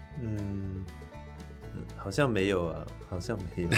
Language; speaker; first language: Chinese; non-native, learner; French